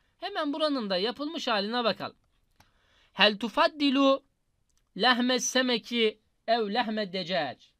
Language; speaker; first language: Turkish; native; Turkish